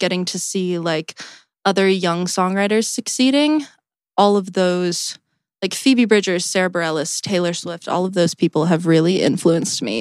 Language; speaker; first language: English; native; English